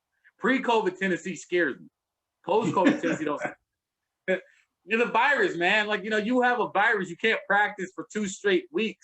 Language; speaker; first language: English; native; English